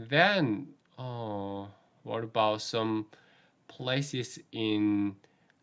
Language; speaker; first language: English; non-native, learner; Korean